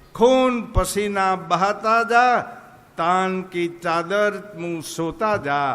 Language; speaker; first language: Hindi; non-native, local second language; Gujarati